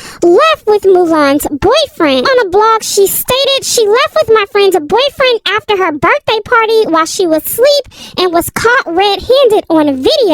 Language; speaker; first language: English; native; English